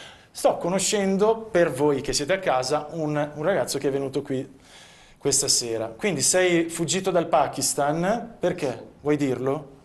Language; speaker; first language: Italian; native; Italian